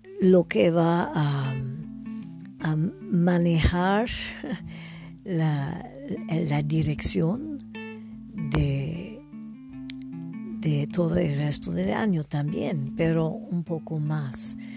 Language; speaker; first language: Spanish; non-native, learner; English